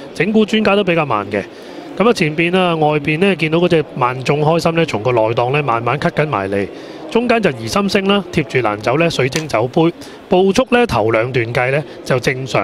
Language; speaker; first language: Cantonese; native; Cantonese